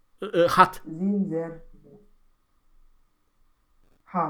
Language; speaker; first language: German; non-native, learner; Romanian